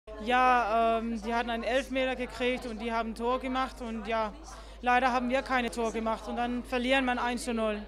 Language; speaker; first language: German; non-native, fluent; Danish